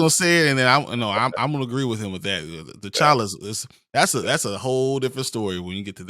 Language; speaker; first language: English; native; English